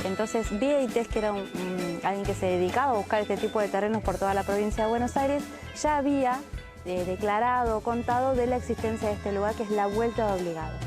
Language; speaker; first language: Spanish; native; Spanish